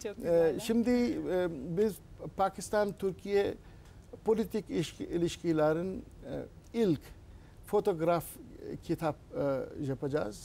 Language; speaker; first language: Turkish; non-native, learner; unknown